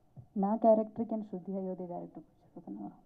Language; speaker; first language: Telugu; non-native, learner; Malayalam